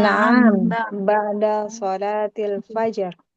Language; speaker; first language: Arabic; non-native, learner; Indonesian